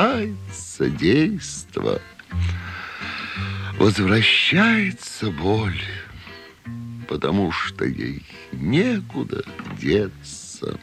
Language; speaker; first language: Russian; native; Russian